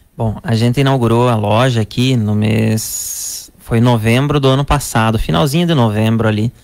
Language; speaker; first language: Portuguese; native; Portuguese